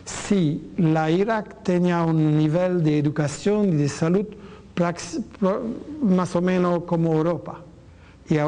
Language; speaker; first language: Spanish; non-native, fluent; French